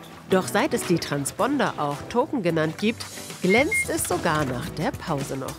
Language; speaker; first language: German; native; German